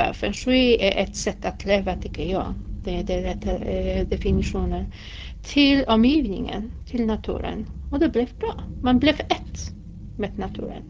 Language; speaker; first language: Swedish; non-native, fluent; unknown